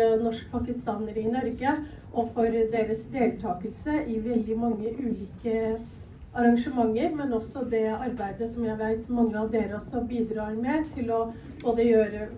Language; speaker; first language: Norwegian; early bilingual, other home language; Urdu